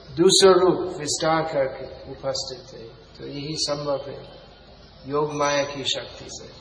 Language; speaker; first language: Hindi; non-native, fluent; English